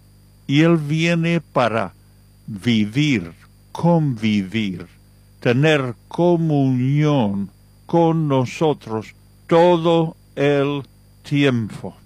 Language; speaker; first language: Spanish; non-native, fluent; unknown